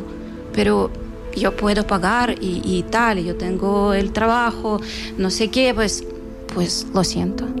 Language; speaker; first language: Spanish; non-native, fluent; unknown